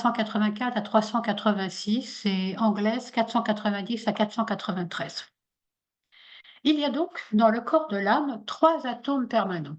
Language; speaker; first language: French; native; French